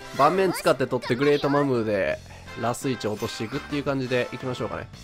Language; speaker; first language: Japanese; native; Japanese